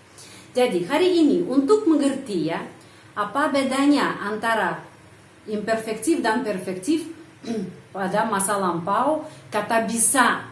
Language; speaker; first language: Indonesian; non-native, fluent; Russian